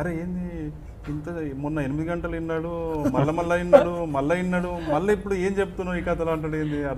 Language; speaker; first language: Telugu; native; Telugu